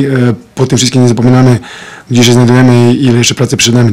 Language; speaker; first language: Polish; non-native, fluent; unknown